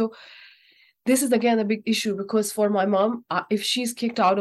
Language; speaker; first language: English; non-native, local second language; Urdu